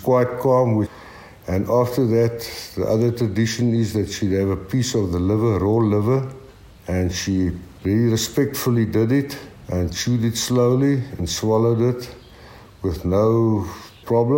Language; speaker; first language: English; native; English